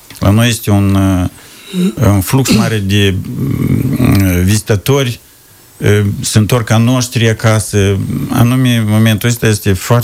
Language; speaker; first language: Romanian; native; Romanian